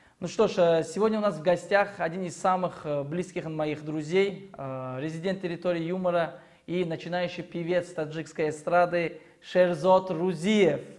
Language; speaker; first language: Russian; non-native, local second language; Tajik